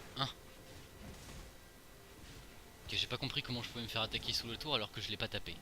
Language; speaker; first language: French; native; French